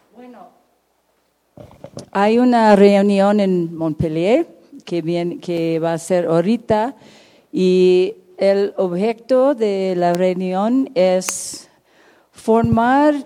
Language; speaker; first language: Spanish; non-native, fluent; English